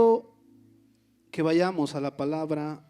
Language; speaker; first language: Spanish; native; Spanish